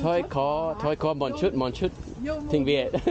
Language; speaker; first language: Vietnamese; non-native, learner; English